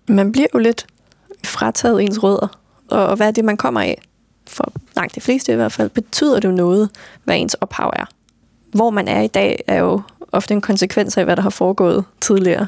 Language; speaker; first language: Danish; native; Danish